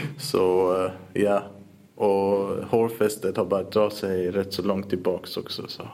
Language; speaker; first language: Swedish; early bilingual, other home language; Persian